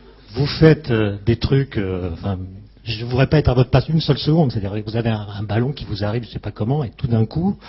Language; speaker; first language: French; native; French